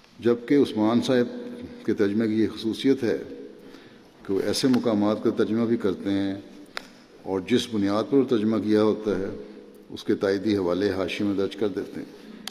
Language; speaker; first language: Urdu; native; Urdu